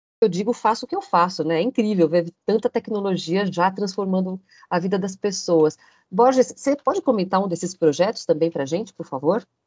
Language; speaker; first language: Portuguese; native; Portuguese